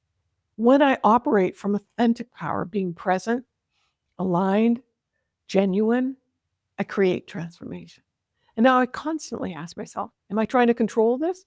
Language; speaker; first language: English; native; English